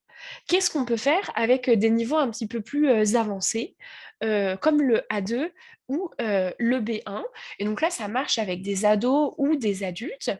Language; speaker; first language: French; native; French